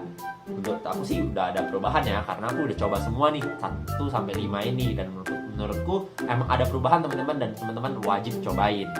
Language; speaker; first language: Indonesian; native; Indonesian